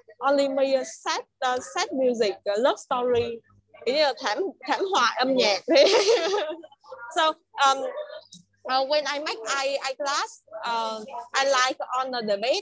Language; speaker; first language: English; non-native, learner; Vietnamese